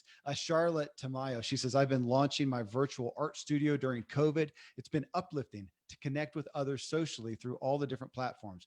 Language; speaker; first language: English; native; English